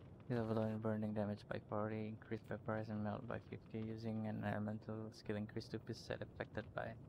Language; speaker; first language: English; non-native, local second language; Malay